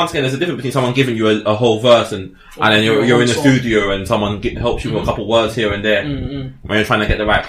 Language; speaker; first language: English; native; English